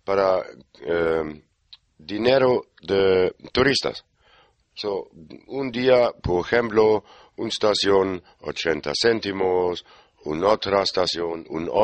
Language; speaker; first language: Spanish; non-native, learner; German